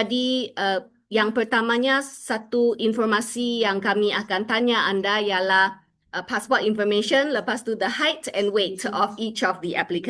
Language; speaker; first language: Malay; non-native, local second language; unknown